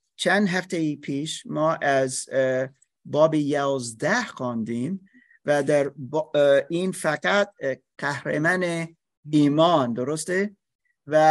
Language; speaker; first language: Persian; non-native, learner; English